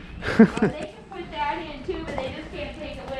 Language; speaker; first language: English; native; English